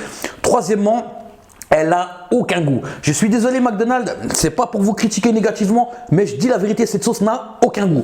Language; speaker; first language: French; native; French